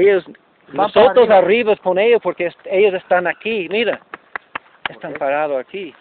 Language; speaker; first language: Spanish; non-native, learner; English